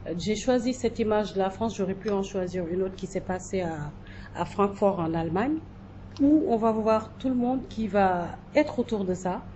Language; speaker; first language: French; non-native, local second language; Jola-Fonyi